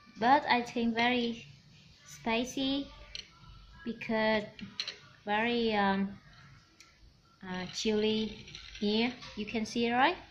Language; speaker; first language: English; non-native, learner; Vietnamese